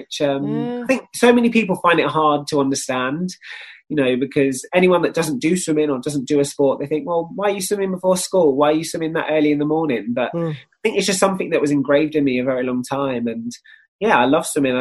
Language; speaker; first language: English; native; English